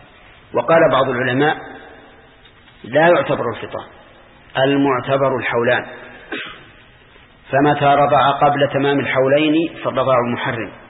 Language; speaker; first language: Arabic; native; Arabic